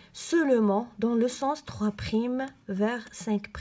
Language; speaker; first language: French; non-native, local second language; Arabic